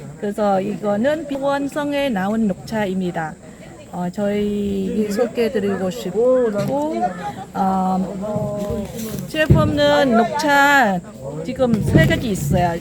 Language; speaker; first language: Korean; non-native, fluent; Vietnamese